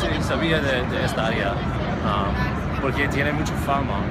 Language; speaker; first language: Spanish; non-native, fluent; English